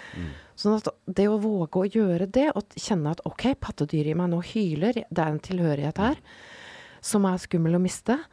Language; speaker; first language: Norwegian; native; Norwegian